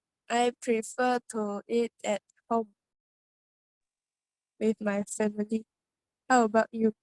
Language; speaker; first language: English; non-native, learner; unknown